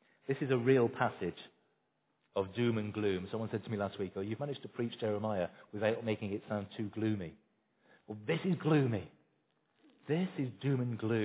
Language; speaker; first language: English; native; English